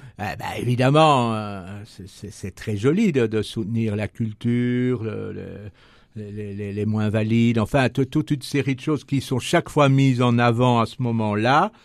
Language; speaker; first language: French; native; French